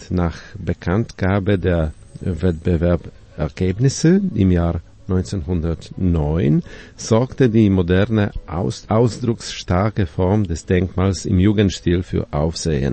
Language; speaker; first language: German; non-native, fluent; Polish